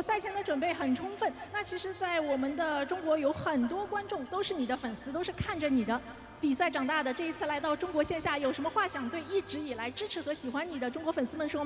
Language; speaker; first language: Chinese; native; Chinese